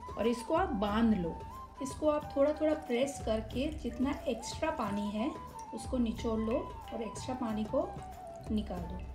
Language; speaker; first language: Hindi; non-native, local second language; Bangla